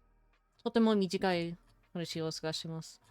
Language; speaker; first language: Japanese; non-native, learner; English